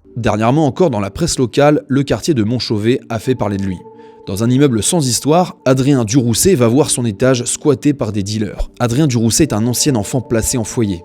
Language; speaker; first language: French; native; French